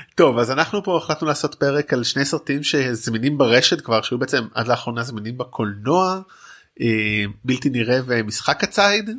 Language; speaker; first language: Hebrew; native; Hebrew